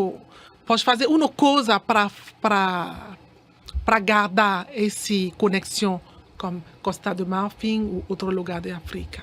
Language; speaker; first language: Portuguese; non-native, learner; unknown